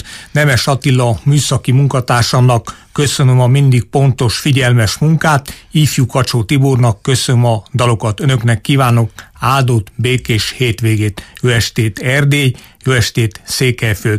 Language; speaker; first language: Hungarian; native; Hungarian